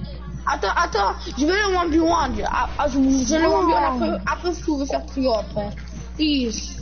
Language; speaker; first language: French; non-native, local second language; English